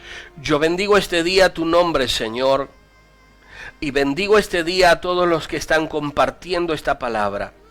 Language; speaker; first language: Spanish; native; Spanish